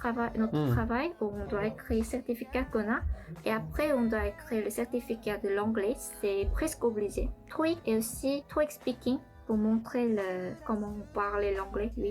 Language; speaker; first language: French; non-native, learner; Korean